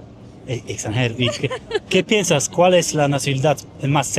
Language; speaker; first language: Spanish; non-native, learner; Polish